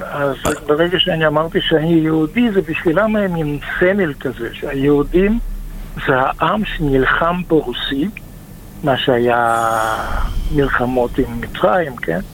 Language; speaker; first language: Hebrew; non-native, fluent; Russian